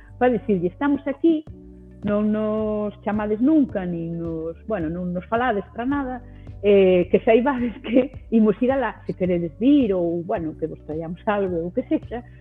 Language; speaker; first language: Galician; native; Galician